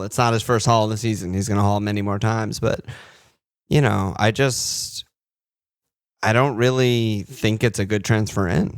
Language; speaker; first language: English; native; English